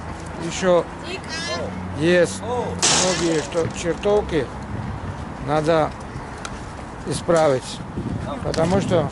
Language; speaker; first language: Russian; non-native, fluent; Georgian